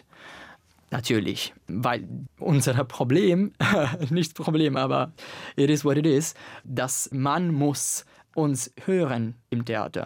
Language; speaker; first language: German; non-native, fluent; Italian